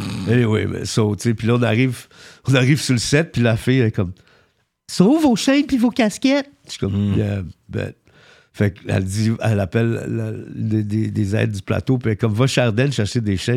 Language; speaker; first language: French; early bilingual, heritage; French